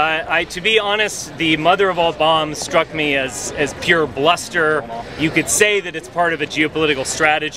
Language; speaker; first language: English; native; English